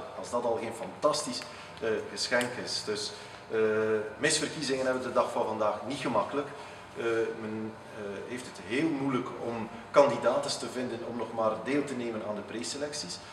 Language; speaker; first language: Dutch; native; Dutch